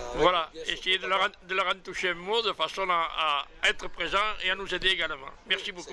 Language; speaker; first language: French; native; French